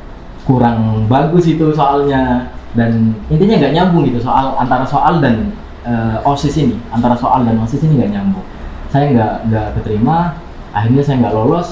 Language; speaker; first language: Indonesian; non-native, local second language; Javanese